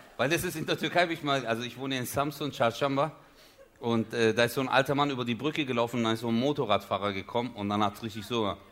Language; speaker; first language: German; early bilingual, other home language; Turkish